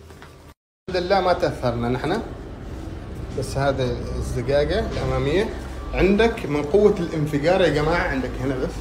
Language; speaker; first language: Arabic; native; Arabic